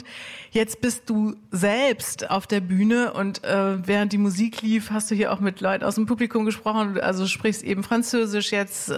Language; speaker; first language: German; native; German